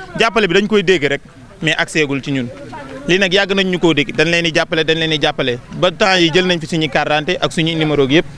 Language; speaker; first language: Wolof; native; Wolof